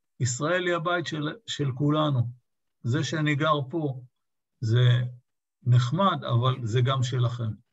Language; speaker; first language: Hebrew; native; Hebrew